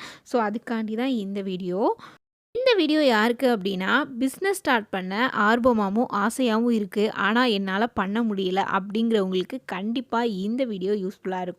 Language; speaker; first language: Tamil; native; Tamil